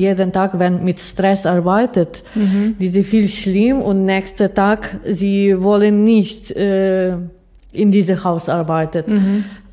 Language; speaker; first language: German; non-native, learner; Ukrainian